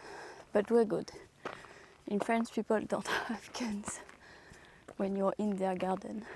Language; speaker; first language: English; non-native, fluent; French